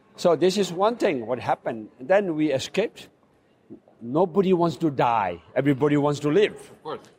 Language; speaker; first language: English; non-native, fluent; Chinese